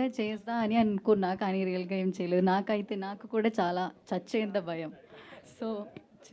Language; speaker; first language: Telugu; non-native, learner; Malayalam